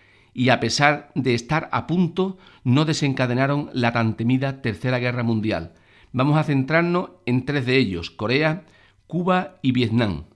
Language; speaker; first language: Spanish; native; Spanish